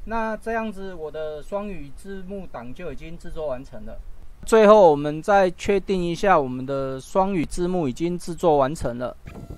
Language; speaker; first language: Chinese; native; Chinese